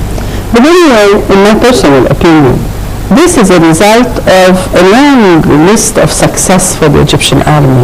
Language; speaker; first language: English; non-native, fluent; Arabic